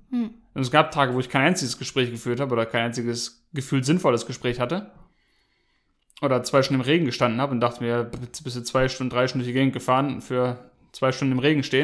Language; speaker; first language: German; native; German